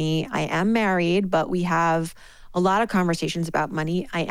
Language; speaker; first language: English; native; English